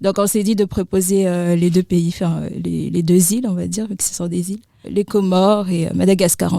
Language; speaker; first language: French; native; French